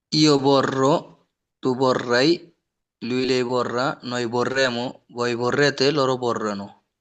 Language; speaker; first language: Italian; non-native, learner; Bangla